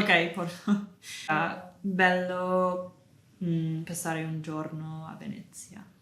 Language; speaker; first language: Italian; non-native, learner; English